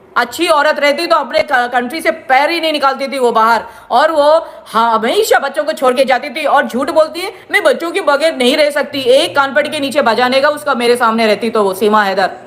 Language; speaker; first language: Hindi; non-native, local second language; Gujarati